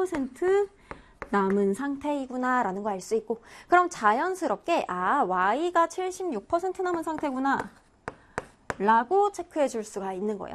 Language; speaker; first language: Korean; native; Korean